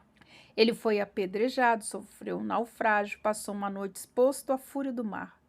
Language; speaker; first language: Portuguese; native; Portuguese